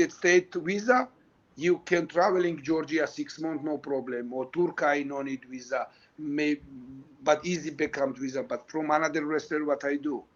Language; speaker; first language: English; non-native, learner; Georgian